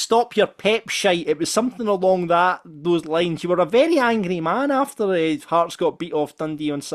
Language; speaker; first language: English; native; English